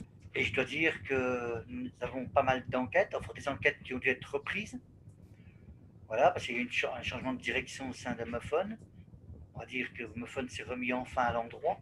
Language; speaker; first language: French; native; French